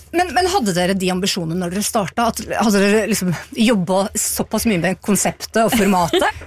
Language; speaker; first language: Norwegian; native; Norwegian